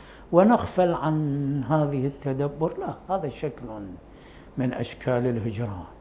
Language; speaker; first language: Arabic; native; Arabic